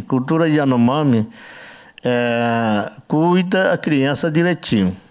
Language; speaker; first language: Portuguese; non-native, learner; Yanomámi